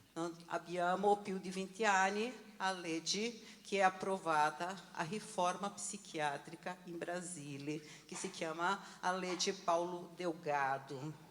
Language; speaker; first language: Italian; non-native, learner; Portuguese